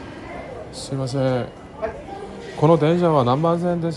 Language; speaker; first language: Japanese; non-native, learner; Korean